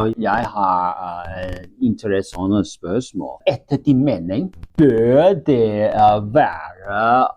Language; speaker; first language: Norwegian; non-native, learner; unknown